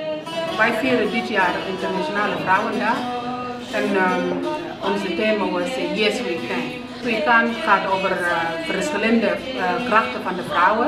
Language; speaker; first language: Dutch; non-native, learner; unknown